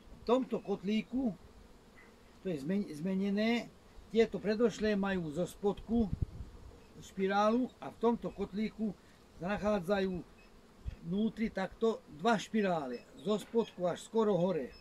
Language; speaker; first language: Slovak; non-native, local second language; Hungarian